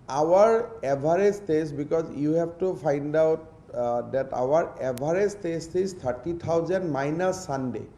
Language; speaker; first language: English; non-native, local second language; Assamese